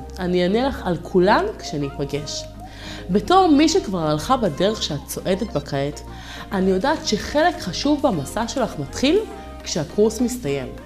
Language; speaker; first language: Hebrew; native; Hebrew